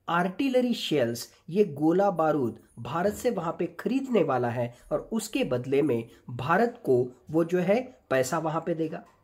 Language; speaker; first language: Hindi; non-native, local second language; Marathi